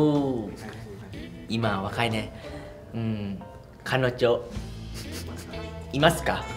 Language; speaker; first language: Japanese; non-native, learner; Thai